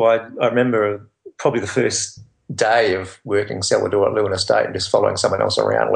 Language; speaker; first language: English; native; English